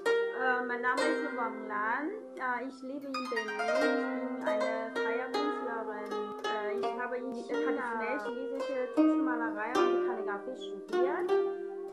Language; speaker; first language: German; non-native, learner; Chinese